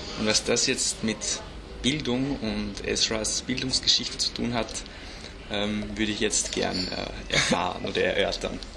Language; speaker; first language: German; native; German